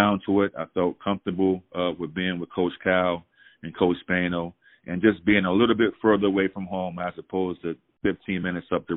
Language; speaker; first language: English; native; English